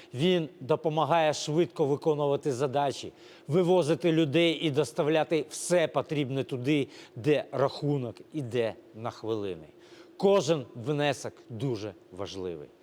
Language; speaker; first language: Ukrainian; native; Ukrainian